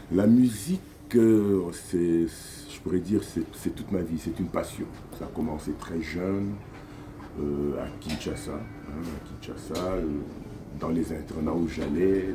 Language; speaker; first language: French; non-native, local second language; Lingala